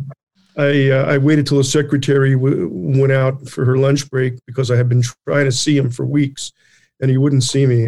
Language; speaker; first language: English; native; English